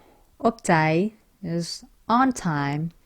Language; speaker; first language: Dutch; non-native, fluent; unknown